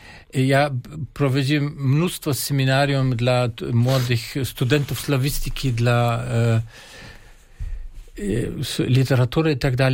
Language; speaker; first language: Polish; non-native, fluent; German